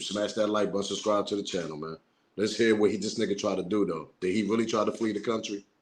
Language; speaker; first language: English; native; English